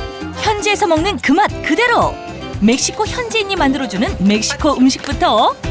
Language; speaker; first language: Korean; native; Korean